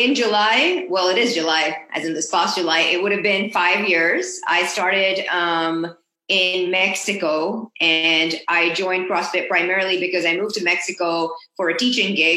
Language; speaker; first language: English; non-native, local second language; Urdu